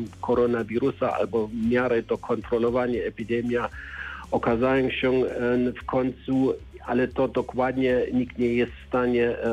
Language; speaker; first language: Polish; non-native, learner; German